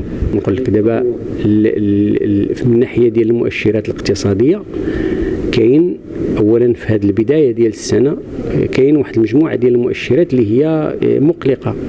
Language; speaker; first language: Arabic; native; Arabic